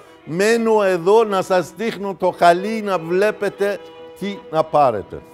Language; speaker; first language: Greek; non-native, fluent; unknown